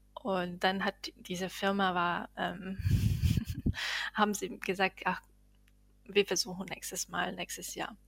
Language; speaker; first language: German; non-native, fluent; Bosnian